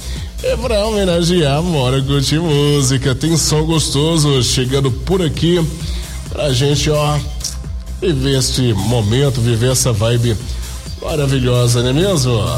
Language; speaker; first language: Portuguese; native; Portuguese